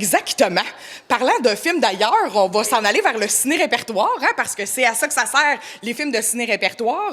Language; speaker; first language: French; native; French